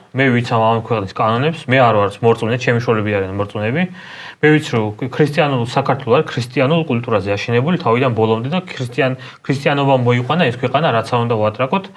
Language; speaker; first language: Georgian; non-native, local second language; Armenian